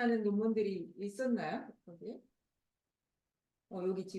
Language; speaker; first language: Korean; native; Korean